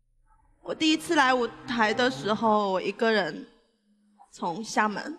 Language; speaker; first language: Chinese; non-native, fluent; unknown